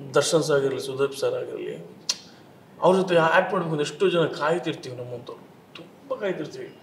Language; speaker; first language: Kannada; non-native, local second language; Tulu